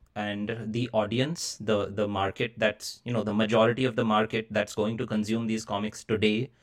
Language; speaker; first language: English; non-native, local second language; Bangla